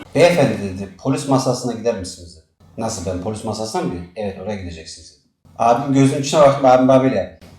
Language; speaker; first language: Turkish; early bilingual, heritage; Turkish